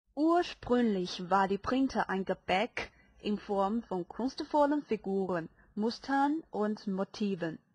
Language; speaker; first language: German; non-native, fluent; Chinese